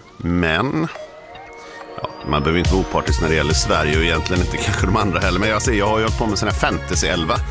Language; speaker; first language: Swedish; native; Swedish